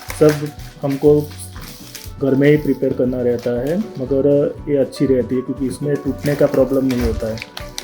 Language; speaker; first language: Hindi; non-native, local second language; Gujarati